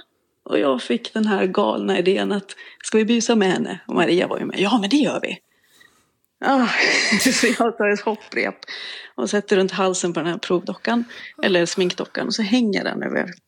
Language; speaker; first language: Swedish; native; Swedish